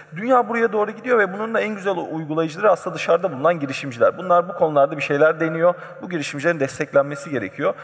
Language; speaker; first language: Turkish; native; Turkish